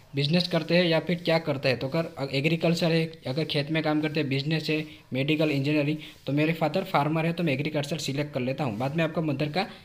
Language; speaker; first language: Hindi; non-native, local second language; Gujarati